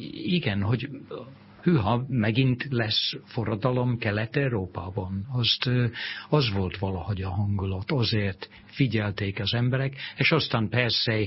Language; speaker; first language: Hungarian; non-native, fluent; English